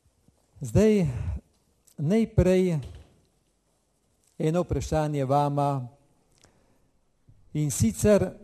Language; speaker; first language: Slovenian; native; Slovenian